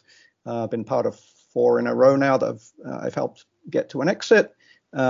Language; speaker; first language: English; native; English